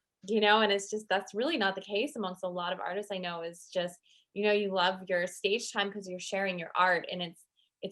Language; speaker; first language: English; native; English